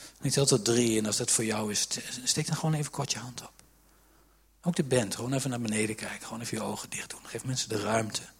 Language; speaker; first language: Dutch; native; Dutch